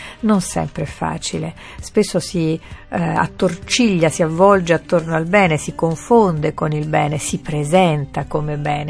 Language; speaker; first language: Italian; native; Italian